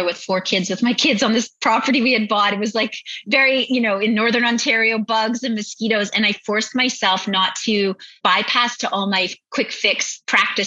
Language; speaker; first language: English; native; English